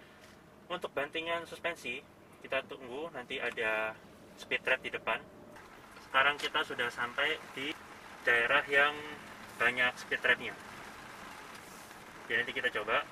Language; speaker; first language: Indonesian; native; Indonesian